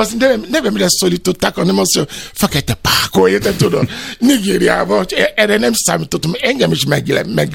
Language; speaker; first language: Hungarian; non-native, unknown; Yoruba